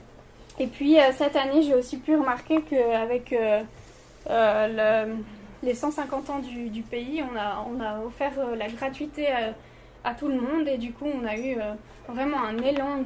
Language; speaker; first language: French; native; French